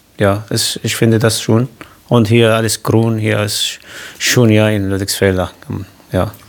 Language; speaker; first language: German; non-native, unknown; Kurdish